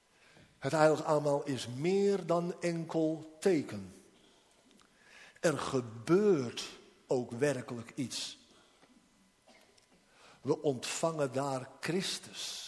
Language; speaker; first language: Dutch; native; Dutch